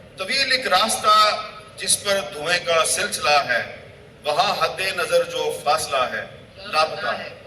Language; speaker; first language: Urdu; native; Urdu